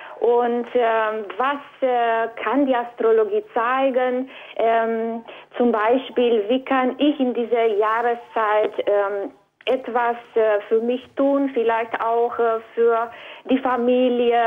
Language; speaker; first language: German; non-native, fluent; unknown